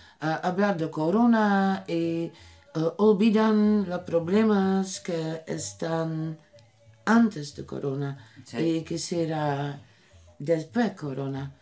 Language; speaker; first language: Spanish; non-native, learner; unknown